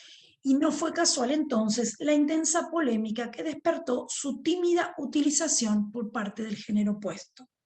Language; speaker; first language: Spanish; native; Spanish